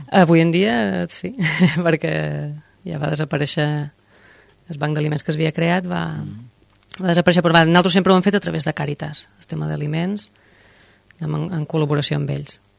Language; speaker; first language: Catalan; native; Catalan